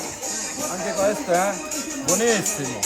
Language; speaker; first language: Italian; non-native, learner; Bangla